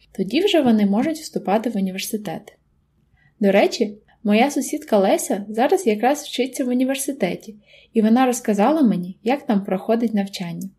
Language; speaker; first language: Ukrainian; native; Ukrainian